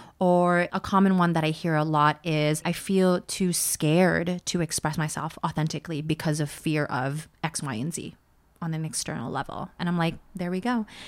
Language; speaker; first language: English; early bilingual, other home language; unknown